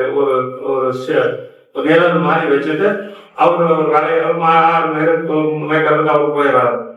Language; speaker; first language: Tamil; native; Tamil